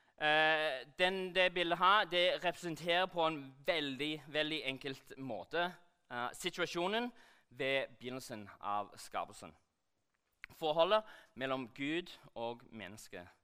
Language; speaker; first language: Norwegian; non-native, fluent; English